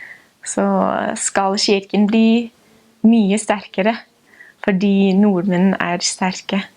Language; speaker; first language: Norwegian; non-native, fluent; English